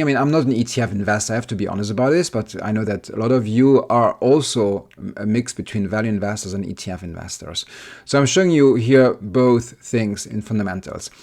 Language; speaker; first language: English; non-native, fluent; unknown